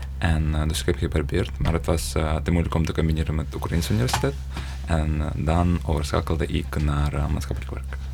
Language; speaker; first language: Dutch; non-native, fluent; Ukrainian